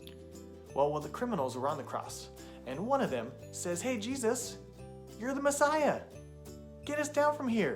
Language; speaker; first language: English; native; English